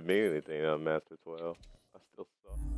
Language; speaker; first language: English; native; English